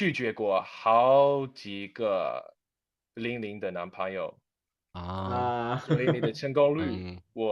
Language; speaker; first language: Chinese; non-native, fluent; English